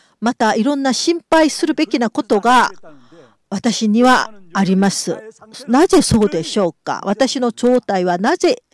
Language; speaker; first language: Japanese; non-native, fluent; Korean